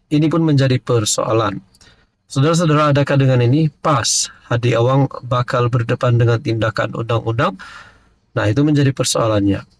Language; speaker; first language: Malay; native; Malay